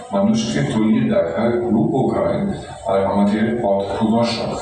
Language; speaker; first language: Bangla; non-native, fluent; German